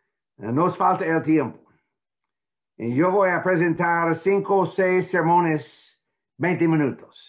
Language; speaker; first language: Spanish; non-native, fluent; English